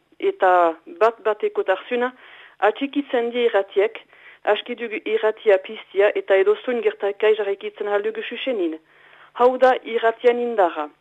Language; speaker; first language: Basque; native; Basque